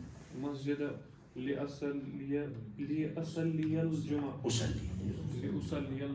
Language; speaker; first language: Arabic; non-native, learner; Urdu